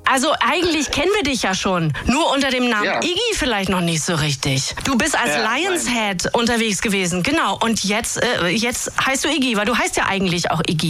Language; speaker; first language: German; native; German